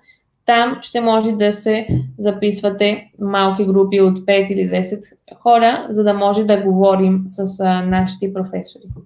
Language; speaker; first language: Bulgarian; non-native, fluent; Spanish